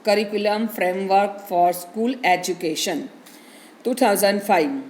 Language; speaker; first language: Hindi; non-native, local second language; Gujarati